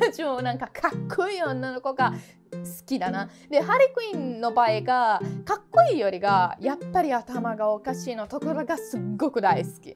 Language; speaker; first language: Japanese; non-native, fluent; Italian